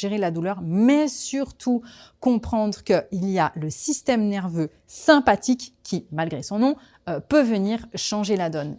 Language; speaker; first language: French; native; French